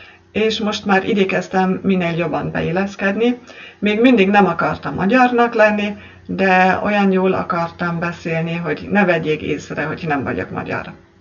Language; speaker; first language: Hungarian; non-native, fluent; German